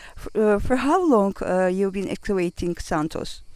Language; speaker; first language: English; non-native, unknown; Turkish